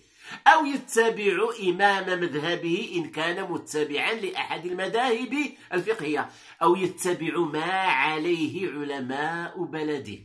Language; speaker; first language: Arabic; native; Arabic